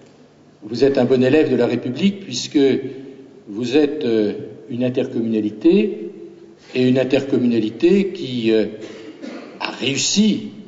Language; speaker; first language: French; native; French